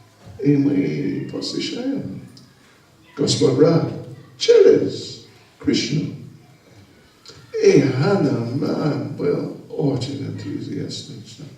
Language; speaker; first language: Russian; non-native, learner; English